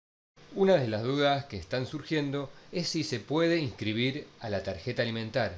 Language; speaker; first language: Spanish; native; Spanish